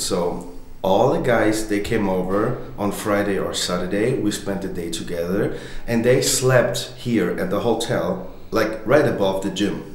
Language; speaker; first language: English; non-native, fluent; German